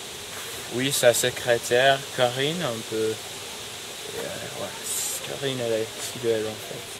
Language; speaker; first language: French; non-native, learner; English